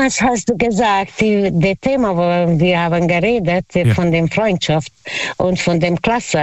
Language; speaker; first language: German; non-native, learner; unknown